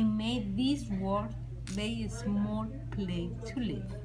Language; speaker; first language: English; non-native, learner; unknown